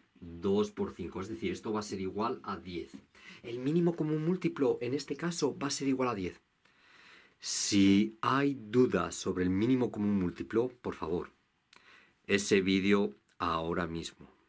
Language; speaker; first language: Spanish; native; Spanish